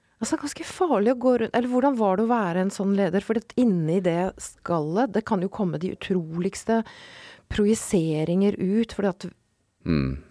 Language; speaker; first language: Norwegian; native; Norwegian